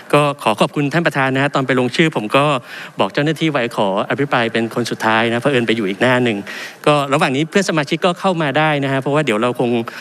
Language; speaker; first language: Thai; native; Thai